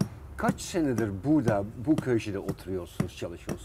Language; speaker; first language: Turkish; non-native, fluent; Dutch